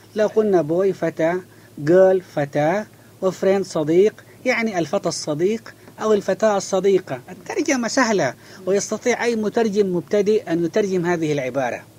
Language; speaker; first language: Arabic; non-native, fluent; Malay